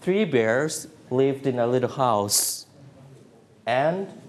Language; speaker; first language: English; non-native, fluent; Thai